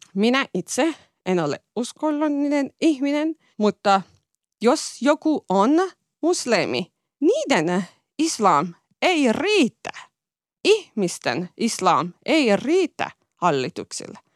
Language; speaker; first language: Finnish; non-native, learner; Persian